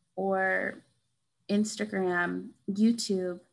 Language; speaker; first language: English; native; English